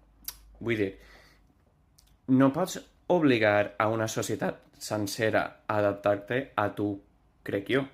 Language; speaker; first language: Catalan; non-native, fluent; English